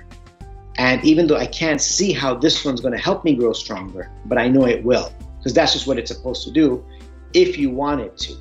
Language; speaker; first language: English; early bilingual, other home language; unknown